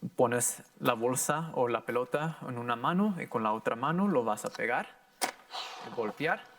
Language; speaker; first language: Spanish; early bilingual, heritage; Spanish